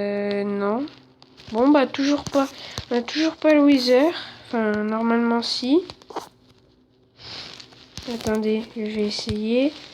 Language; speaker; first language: French; native; French